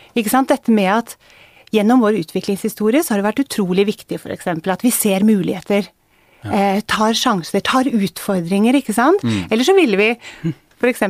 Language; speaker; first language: Norwegian; native; Norwegian